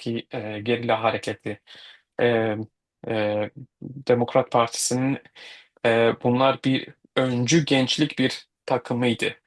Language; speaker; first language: Turkish; non-native, fluent; Kurdish